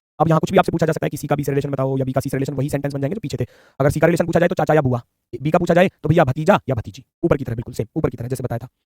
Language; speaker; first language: Hindi; native; Hindi